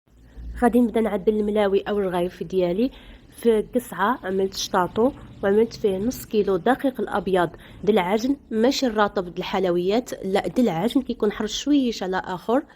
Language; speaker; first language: Arabic; native; Arabic